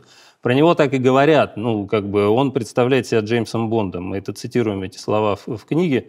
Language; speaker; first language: Russian; native; Russian